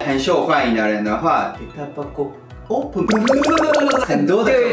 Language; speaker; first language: Chinese; non-native, learner; Japanese